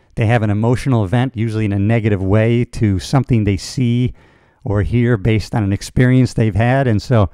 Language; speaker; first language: English; native; English